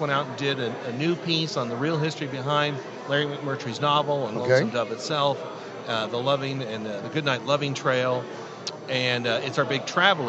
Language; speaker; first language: English; native; English